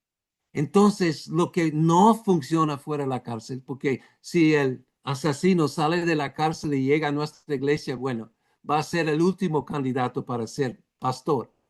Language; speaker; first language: Spanish; non-native, fluent; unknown